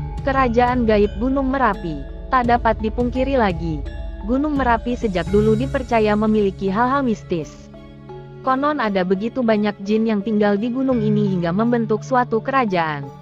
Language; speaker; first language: Indonesian; native; Indonesian